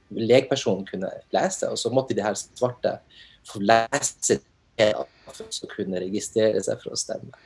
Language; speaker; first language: Norwegian; native; Norwegian